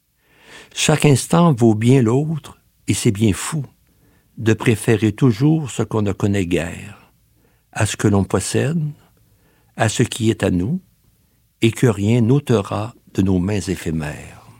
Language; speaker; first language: French; native; French